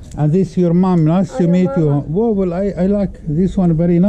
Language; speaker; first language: English; non-native, learner; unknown